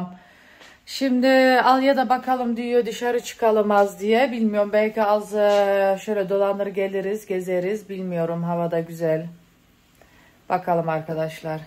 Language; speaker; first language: Turkish; early bilingual, heritage; Turkish